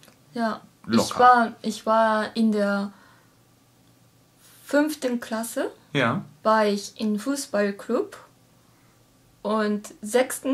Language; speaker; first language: German; non-native, learner; Japanese